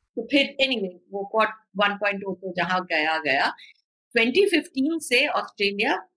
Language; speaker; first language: Hindi; non-native, local second language; Bangla